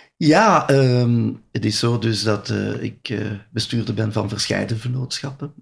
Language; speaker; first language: Dutch; native; Dutch